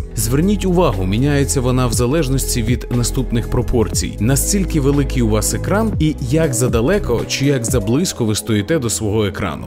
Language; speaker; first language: Ukrainian; native; Ukrainian